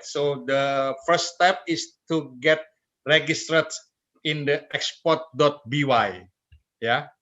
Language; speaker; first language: English; non-native, fluent; Indonesian